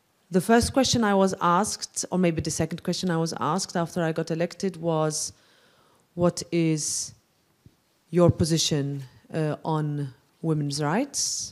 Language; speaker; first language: English; non-native, local second language; Maltese